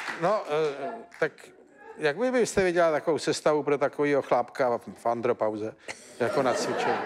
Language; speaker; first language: Czech; native; Czech